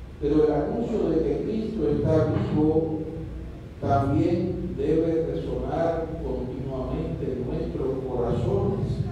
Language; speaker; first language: Spanish; native; Spanish